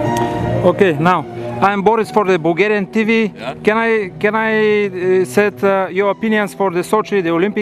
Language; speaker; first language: English; non-native, learner; Bulgarian